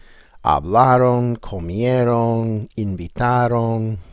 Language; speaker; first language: Spanish; non-native, fluent; English